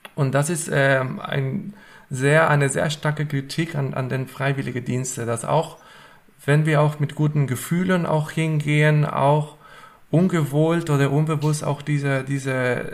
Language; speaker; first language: German; non-native, fluent; Spanish